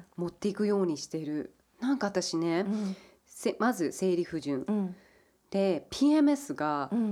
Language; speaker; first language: Japanese; early bilingual, heritage; English